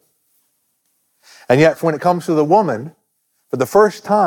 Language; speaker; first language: English; native; English